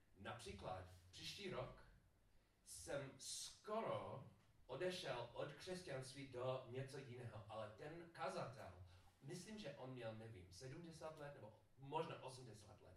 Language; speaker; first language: Czech; non-native, learner; English